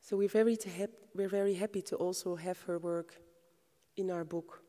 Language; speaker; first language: English; non-native, fluent; Dutch